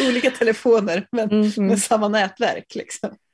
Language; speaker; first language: Swedish; native; Swedish